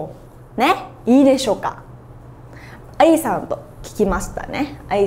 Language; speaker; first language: Japanese; non-native, fluent; Vietnamese